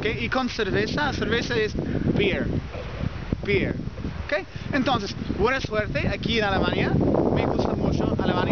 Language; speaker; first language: Spanish; non-native, learner; English